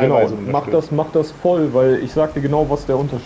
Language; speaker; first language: German; native; German